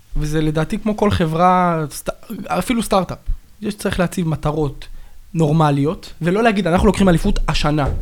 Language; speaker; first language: Hebrew; native; Hebrew